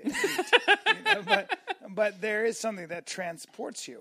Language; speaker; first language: English; native; English